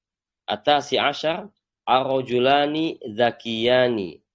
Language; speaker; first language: Arabic; non-native, fluent; Indonesian